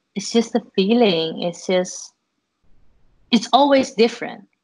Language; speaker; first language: English; non-native, fluent; Dutch